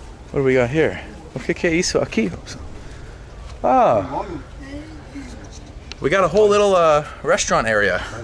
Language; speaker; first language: Portuguese; non-native, learner; English